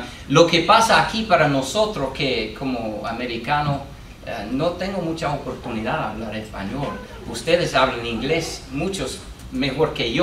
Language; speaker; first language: Spanish; non-native, fluent; English